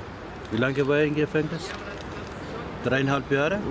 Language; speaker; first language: German; non-native, learner; Turkish